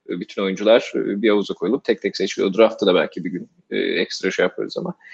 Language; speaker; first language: Turkish; native; Turkish